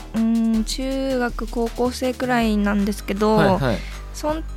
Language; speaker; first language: Japanese; native; Japanese